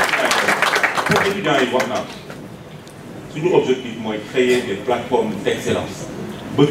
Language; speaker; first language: French; non-native, local second language; Wolof